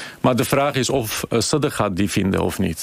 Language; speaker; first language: Dutch; non-native, fluent; Kurdish